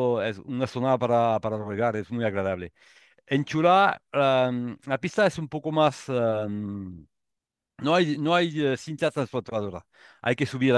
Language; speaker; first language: Spanish; non-native, learner; French